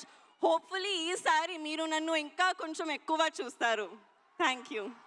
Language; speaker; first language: Telugu; non-native, learner; Hindi